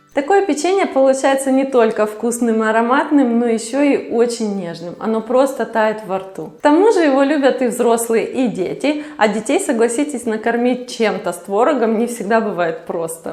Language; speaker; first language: Russian; native; Russian